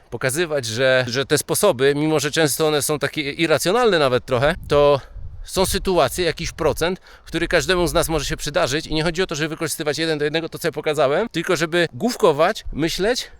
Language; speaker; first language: Polish; native; Polish